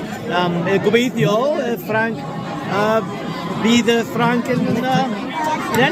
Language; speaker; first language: Welsh; non-native, learner; English